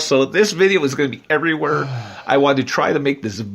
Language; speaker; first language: English; native; English